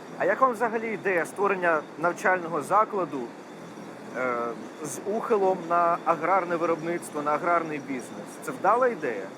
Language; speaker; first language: Ukrainian; native; Ukrainian